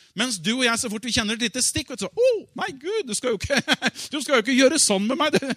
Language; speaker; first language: Norwegian; native; Norwegian